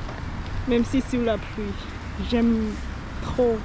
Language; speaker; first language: French; non-native, learner; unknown